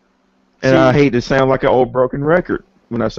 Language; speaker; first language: English; native; English